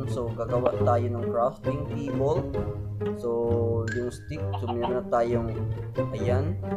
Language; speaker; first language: Filipino; non-native, local second language; Waray